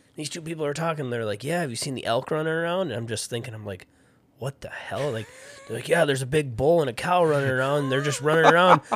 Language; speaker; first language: English; native; English